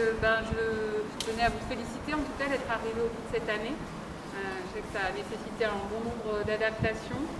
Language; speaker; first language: French; native; French